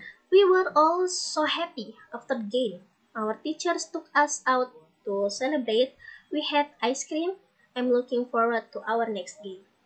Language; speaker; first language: English; non-native, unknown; Indonesian